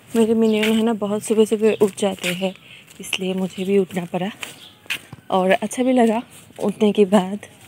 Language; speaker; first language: Hindi; non-native, local second language; Bangla